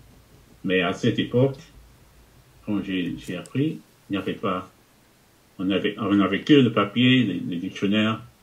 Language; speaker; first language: French; non-native, fluent; English